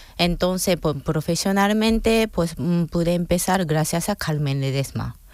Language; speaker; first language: Spanish; non-native, fluent; Japanese